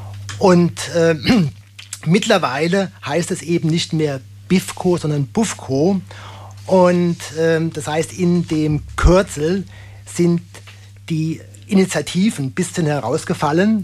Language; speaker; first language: German; native; German